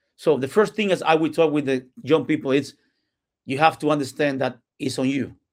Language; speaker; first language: English; non-native, learner; Spanish